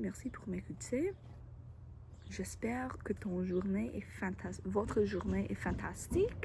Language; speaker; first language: French; non-native, learner; English